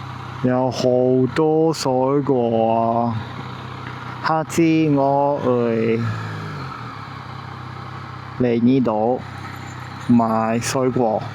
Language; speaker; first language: Chinese; non-native, learner; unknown